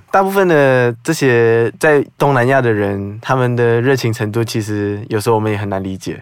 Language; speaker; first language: Chinese; non-native, fluent; Kazakh